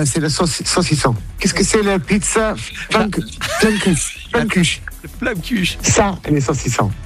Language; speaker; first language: French; non-native, learner; English